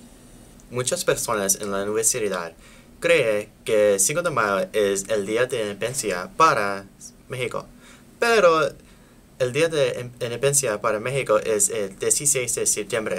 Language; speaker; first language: Spanish; non-native, learner; English